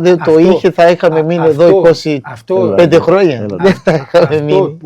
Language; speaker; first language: Greek; non-native, fluent; Portuguese